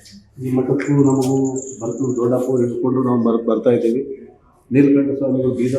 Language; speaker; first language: Kannada; native; Kannada